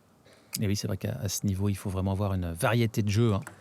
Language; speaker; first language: French; native; French